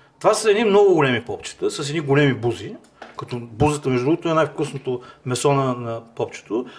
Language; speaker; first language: Bulgarian; native; Bulgarian